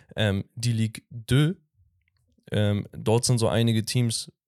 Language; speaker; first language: German; early bilingual, other home language; Turkish